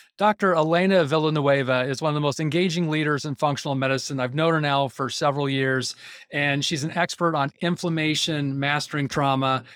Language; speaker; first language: English; native; English